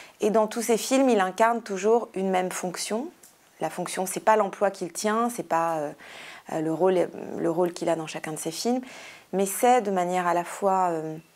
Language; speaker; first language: French; native; French